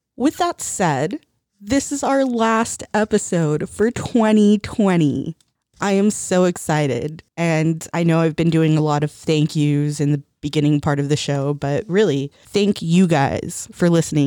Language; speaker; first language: English; early bilingual, other home language; Spanish